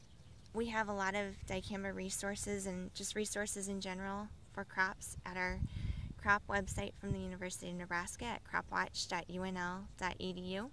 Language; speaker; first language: English; native; English